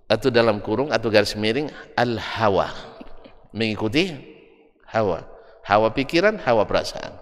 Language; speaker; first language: Indonesian; non-native, local second language; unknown